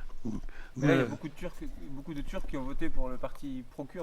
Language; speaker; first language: French; native; French